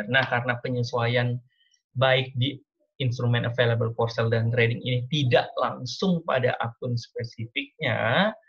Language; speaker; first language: Indonesian; native; Indonesian